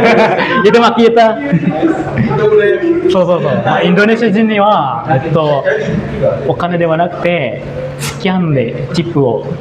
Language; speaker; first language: Japanese; non-native, fluent; Indonesian